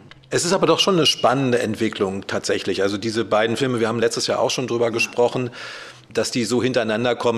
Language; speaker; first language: German; native; German